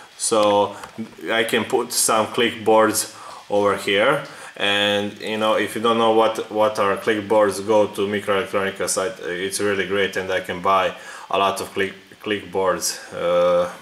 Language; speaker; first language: English; non-native, fluent; Serbian